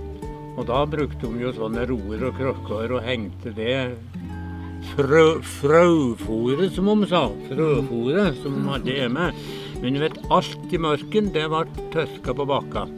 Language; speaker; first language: Norwegian; native; Norwegian